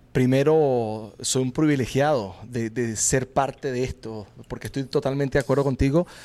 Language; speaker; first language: Spanish; native; Spanish